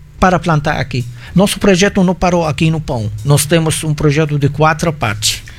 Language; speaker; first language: Portuguese; non-native, fluent; Arabic